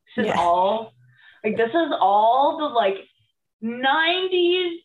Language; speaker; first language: English; native; English